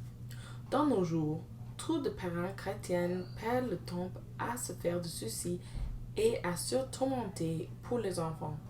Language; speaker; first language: French; non-native, learner; English